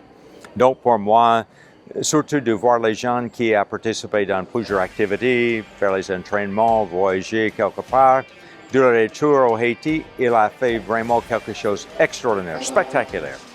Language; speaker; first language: French; non-native, local second language; Haitian Creole